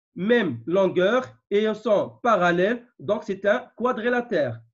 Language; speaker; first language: French; non-native, local second language; Arabic